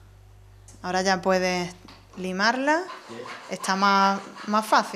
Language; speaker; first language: Spanish; native; Spanish